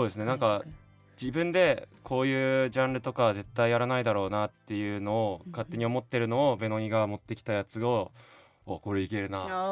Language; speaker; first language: Japanese; native; Japanese